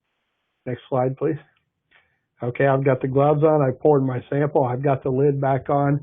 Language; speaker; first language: English; native; English